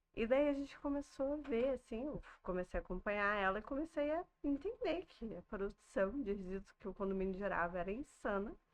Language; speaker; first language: Portuguese; early bilingual, heritage; Portuguese